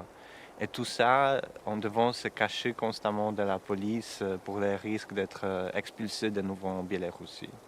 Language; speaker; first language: French; non-native, fluent; Polish